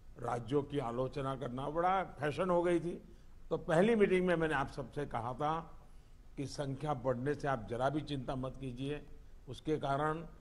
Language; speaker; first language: Hindi; non-native, local second language; Gujarati